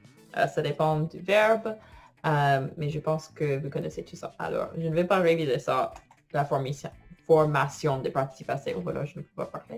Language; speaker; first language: French; non-native, fluent; English